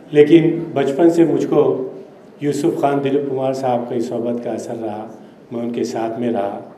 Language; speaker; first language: Urdu; native; Urdu